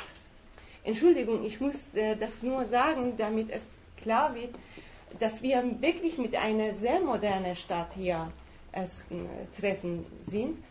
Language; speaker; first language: German; non-native, fluent; Persian